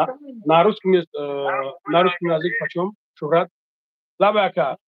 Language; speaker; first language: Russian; non-native, fluent; Tajik